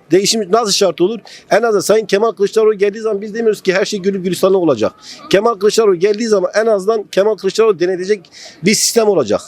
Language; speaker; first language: Turkish; non-native, local second language; Kurdish